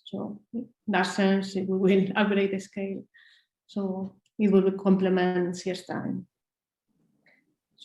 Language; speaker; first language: English; non-native, fluent; Spanish